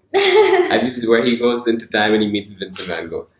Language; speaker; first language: English; non-native, local second language; Urdu